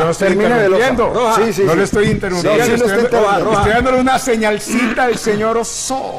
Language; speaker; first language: Spanish; native; Spanish